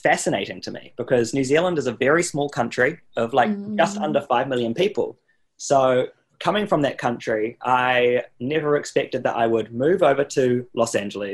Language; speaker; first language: English; native; English